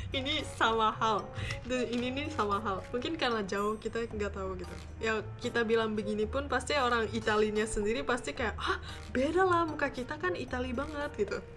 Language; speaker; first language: Indonesian; non-native, fluent; Japanese